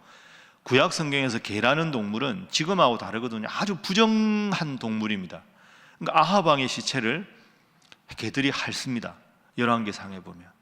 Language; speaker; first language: Korean; native; Korean